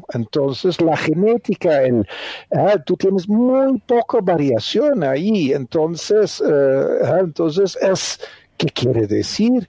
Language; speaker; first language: Spanish; non-native, fluent; Dutch